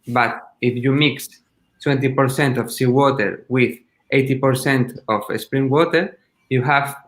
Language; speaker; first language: English; non-native, learner; Spanish